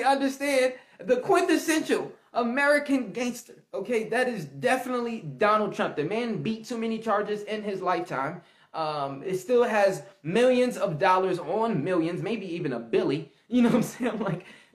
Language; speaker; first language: English; native; English